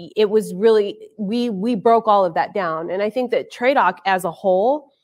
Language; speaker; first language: English; native; English